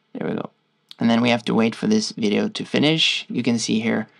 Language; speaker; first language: English; non-native, fluent; Norwegian